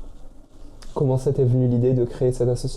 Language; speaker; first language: French; native; French